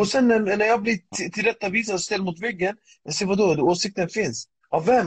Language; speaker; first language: Swedish; early bilingual, other home language; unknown